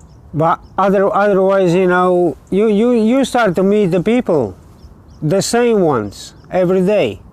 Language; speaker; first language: English; non-native, learner; Latvian